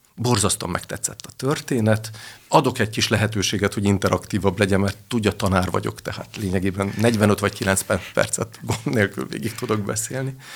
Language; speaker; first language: Hungarian; native; Hungarian